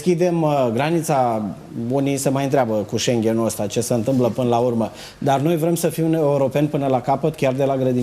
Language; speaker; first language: Romanian; native; Romanian